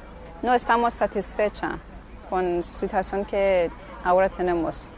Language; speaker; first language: Spanish; non-native, learner; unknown